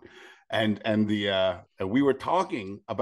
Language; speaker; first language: English; native; English